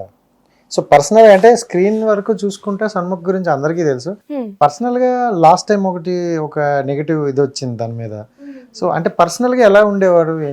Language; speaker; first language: Telugu; native; Telugu